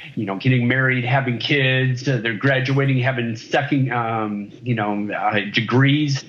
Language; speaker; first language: English; native; English